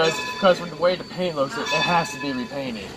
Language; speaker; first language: English; native; English